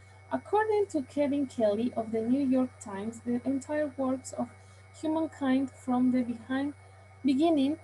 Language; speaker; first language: English; non-native, learner; Spanish